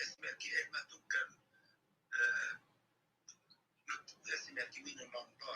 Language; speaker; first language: Finnish; non-native, learner; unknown